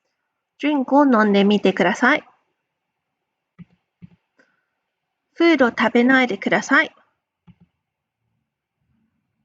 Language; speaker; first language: Japanese; non-native, fluent; English